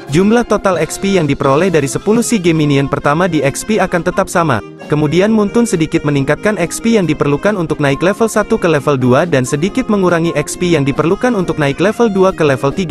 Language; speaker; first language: Indonesian; native; Indonesian